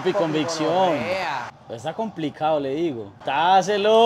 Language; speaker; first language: Spanish; native; Spanish